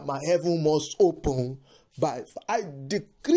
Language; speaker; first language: English; non-native, local second language; Yoruba